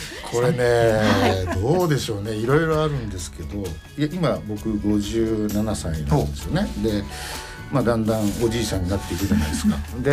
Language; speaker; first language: Japanese; native; Japanese